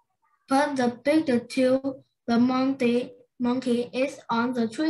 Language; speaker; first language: English; non-native, learner; Vietnamese